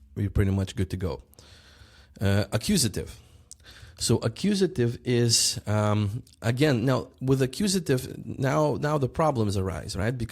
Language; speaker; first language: English; non-native, fluent; Lithuanian